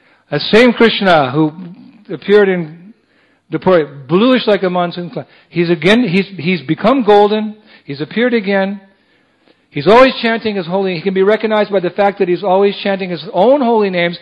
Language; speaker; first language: English; native; English